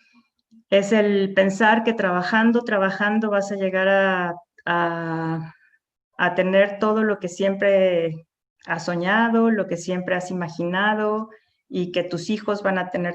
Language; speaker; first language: Spanish; native; Spanish